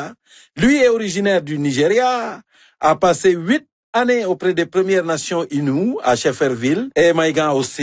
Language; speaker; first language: French; native; French